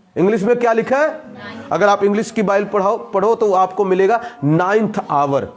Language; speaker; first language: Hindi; non-native, local second language; Punjabi